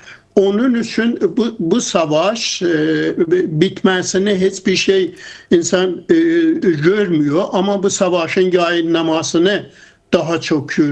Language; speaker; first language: Turkish; non-native, fluent; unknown